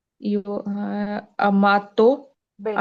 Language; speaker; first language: Italian; non-native, learner; Punjabi